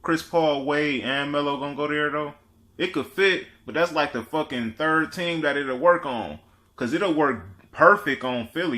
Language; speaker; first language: English; native; English